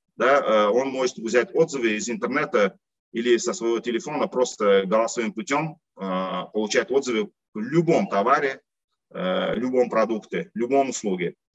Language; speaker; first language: Russian; non-native, local second language; Uzbek